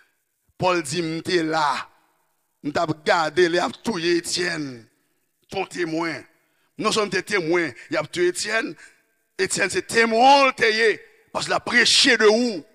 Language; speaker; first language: French; non-native, local second language; Haitian Creole